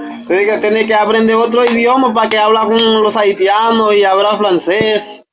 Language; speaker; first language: Spanish; non-native, learner; Haitian Creole